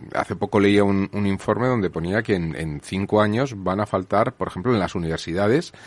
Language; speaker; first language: Spanish; native; Spanish